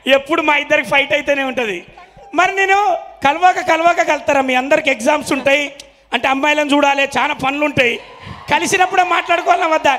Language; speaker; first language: Telugu; native; Telugu